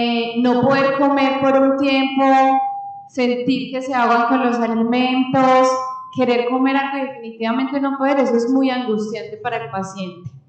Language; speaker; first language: Spanish; native; Spanish